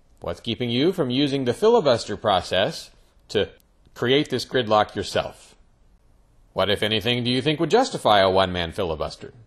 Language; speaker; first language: English; native; English